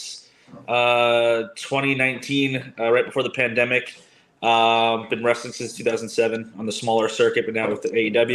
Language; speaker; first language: English; native; English